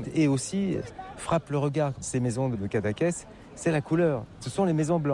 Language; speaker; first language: French; native; French